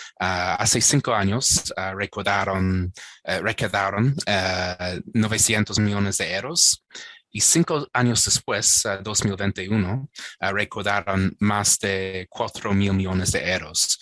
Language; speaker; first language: Spanish; non-native, fluent; English